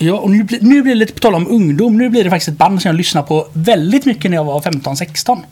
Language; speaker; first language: Swedish; native; Swedish